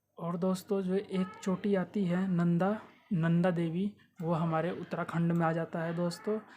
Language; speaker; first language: Hindi; native; Hindi